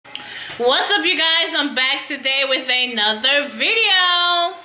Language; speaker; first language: English; native; English